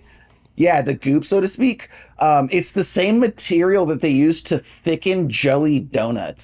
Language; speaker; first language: English; native; English